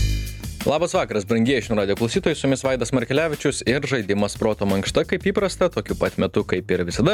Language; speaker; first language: Lithuanian; native; Lithuanian